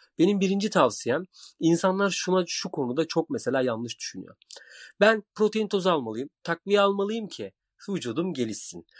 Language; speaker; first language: Turkish; native; Turkish